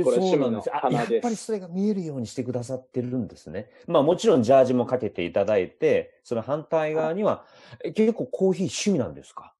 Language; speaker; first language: Japanese; native; Japanese